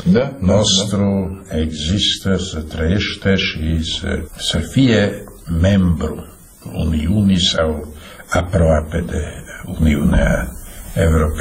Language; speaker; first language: Romanian; non-native, learner; Slovak